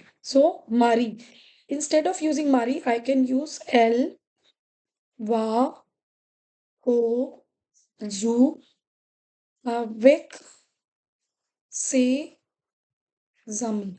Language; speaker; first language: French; non-native, fluent; Hindi